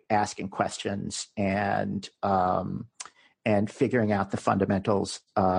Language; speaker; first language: English; native; English